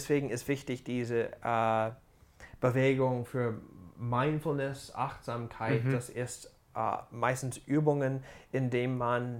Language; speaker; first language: German; non-native, fluent; English